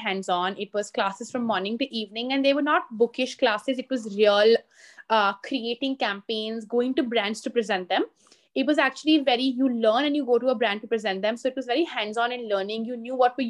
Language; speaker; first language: English; non-native, local second language; Hindi